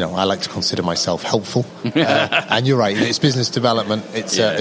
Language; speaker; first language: English; native; English